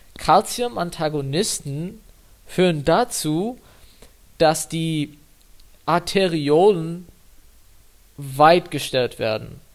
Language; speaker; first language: German; non-native, fluent; English